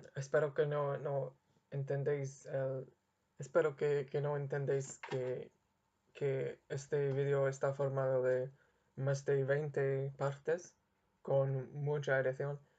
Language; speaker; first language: Spanish; non-native, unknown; English